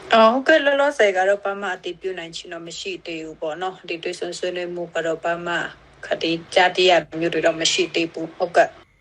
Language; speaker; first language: Burmese; non-native, local second language; Shwe Palaung